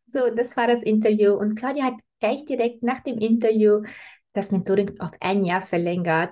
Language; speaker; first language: German; native; German